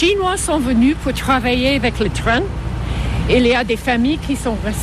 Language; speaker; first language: French; non-native, fluent; English